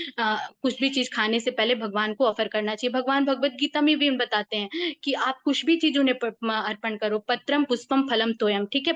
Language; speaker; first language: Hindi; native; Hindi